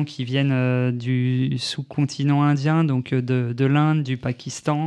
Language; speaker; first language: French; native; French